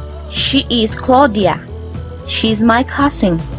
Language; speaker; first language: English; non-native, fluent; Spanish